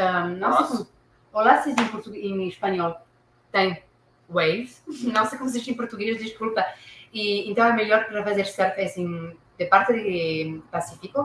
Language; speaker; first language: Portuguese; non-native, learner; French